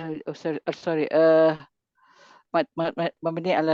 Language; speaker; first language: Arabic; non-native, learner; Malay